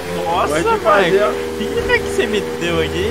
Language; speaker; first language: Portuguese; native; Portuguese